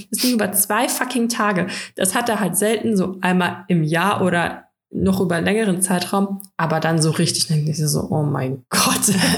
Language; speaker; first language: German; early bilingual, other home language; Russian